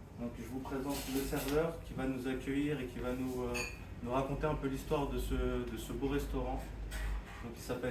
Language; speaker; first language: French; native; French